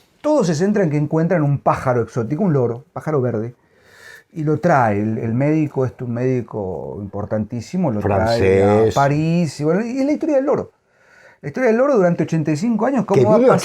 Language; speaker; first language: Spanish; native; Spanish